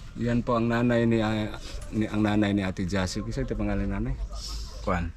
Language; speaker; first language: Filipino; non-native, local second language; Cebuano